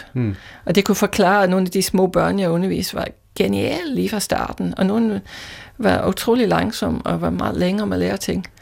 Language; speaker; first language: Danish; non-native, fluent; English